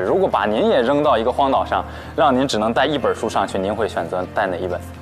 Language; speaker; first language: Chinese; native; Chinese